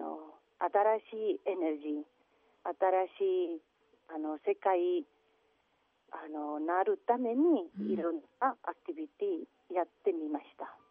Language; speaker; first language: Japanese; non-native, learner; Catalan